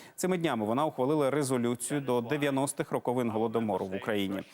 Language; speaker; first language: Ukrainian; native; Ukrainian